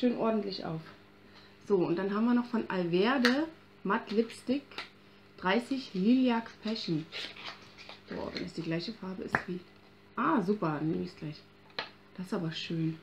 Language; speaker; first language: German; native; German